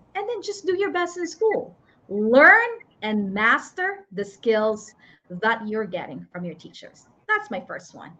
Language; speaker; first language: English; non-native, local second language; Iloko